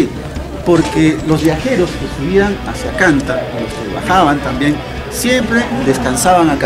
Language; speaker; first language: Spanish; native; Spanish